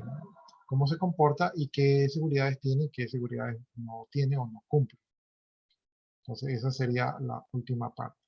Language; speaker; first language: Spanish; native; Spanish